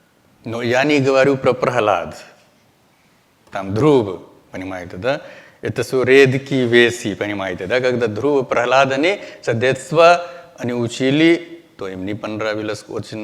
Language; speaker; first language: Russian; non-native, learner; Hindi